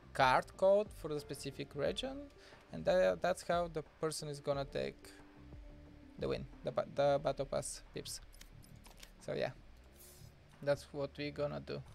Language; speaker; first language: English; non-native, fluent; Bulgarian